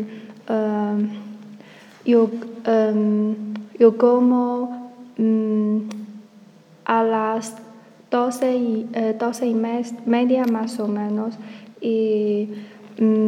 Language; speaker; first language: Spanish; non-native, learner; Chinese